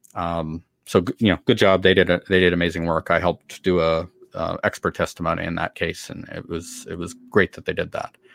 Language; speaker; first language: English; native; English